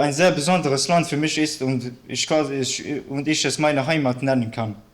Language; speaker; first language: German; early bilingual, other home language; Bosnian